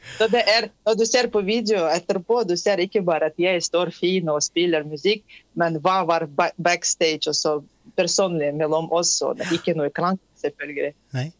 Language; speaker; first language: Norwegian; non-native, fluent; Tatar